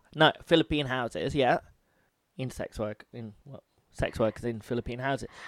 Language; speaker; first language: English; native; English